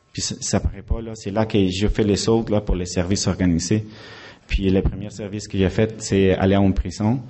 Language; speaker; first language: French; non-native, fluent; Spanish